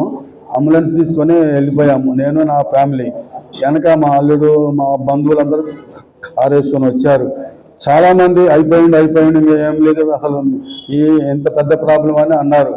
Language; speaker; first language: Telugu; native; Telugu